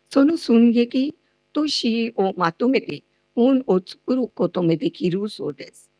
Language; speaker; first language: Japanese; non-native, fluent; Marathi